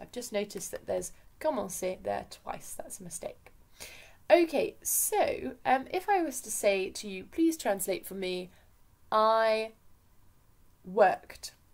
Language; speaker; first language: English; native; English